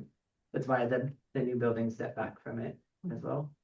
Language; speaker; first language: English; native; English